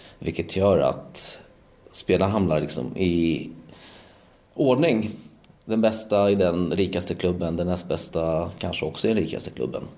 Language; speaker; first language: Swedish; early bilingual, other home language; Polish